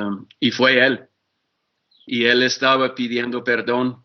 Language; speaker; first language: Spanish; non-native, fluent; English